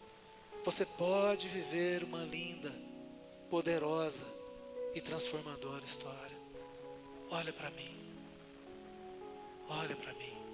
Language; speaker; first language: Portuguese; native; Portuguese